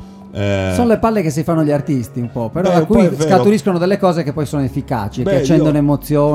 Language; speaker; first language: Italian; native; Italian